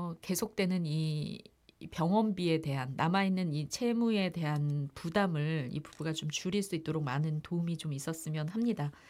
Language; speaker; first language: Korean; native; Korean